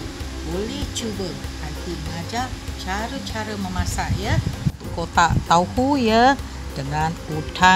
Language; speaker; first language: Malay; non-native, local second language; Chinese